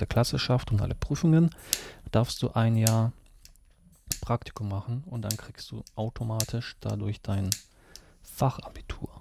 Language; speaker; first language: German; early bilingual, other home language; Russian